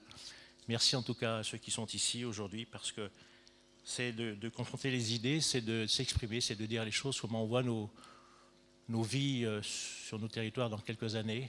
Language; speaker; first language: French; native; French